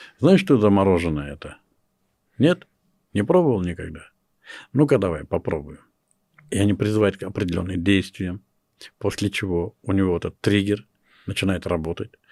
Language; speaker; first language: Russian; non-native, local second language; Kyrgyz